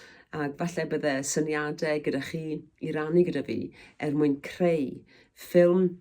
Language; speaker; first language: Welsh; native; Welsh